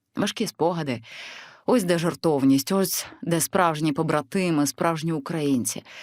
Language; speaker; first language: Ukrainian; native; Ukrainian